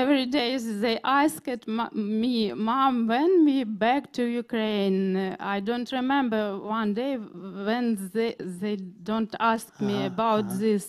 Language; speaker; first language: English; non-native, learner; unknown